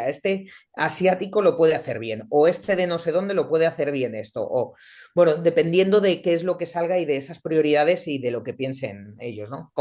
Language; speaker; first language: Spanish; native; Spanish